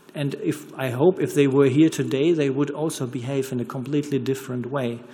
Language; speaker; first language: English; non-native, fluent; German